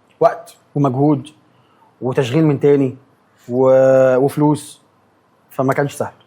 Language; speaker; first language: Egyptian Arabic; native; Egyptian Arabic